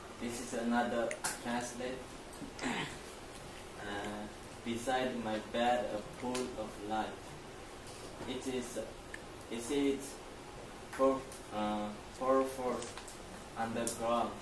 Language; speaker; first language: English; non-native, learner; Chinese